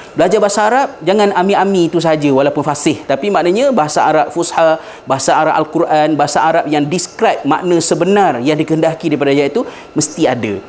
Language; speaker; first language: Malay; native; Malay